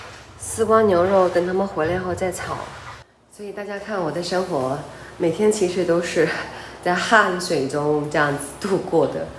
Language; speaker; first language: Chinese; native; Chinese